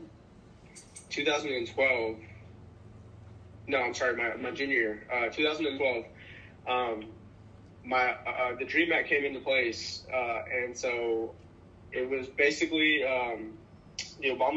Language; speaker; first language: English; native; English